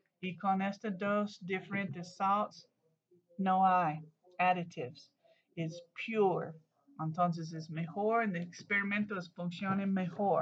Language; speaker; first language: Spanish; non-native, learner; English